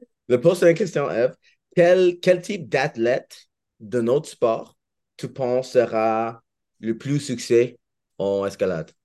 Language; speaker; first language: French; non-native, learner; English